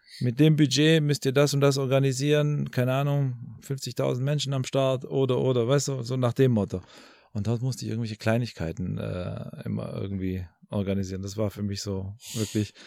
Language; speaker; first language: German; early bilingual, other home language; Albanian